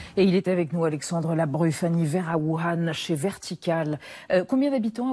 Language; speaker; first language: French; native; French